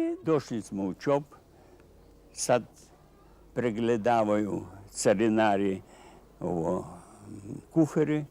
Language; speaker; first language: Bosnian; non-native, fluent; Russian